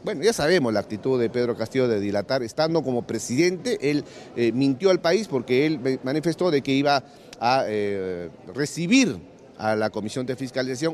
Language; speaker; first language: Spanish; native; Spanish